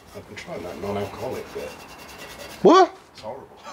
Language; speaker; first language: English; native; English